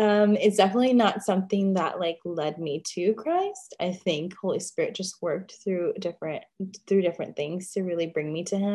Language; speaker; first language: English; native; English